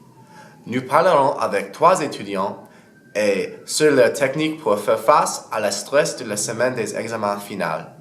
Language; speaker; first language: French; non-native, learner; English